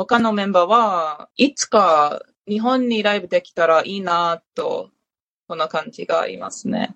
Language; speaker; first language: Japanese; non-native, learner; English